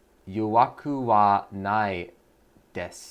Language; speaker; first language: Japanese; non-native, learner; English